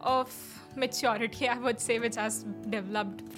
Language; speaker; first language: Hindi; native; Hindi